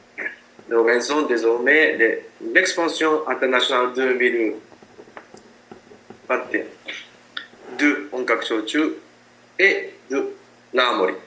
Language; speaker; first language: French; non-native, learner; Japanese